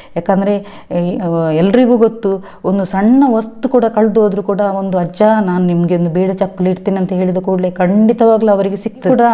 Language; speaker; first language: Kannada; non-native, local second language; Tulu